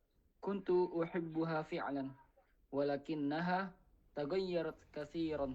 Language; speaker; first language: Arabic; non-native, learner; Indonesian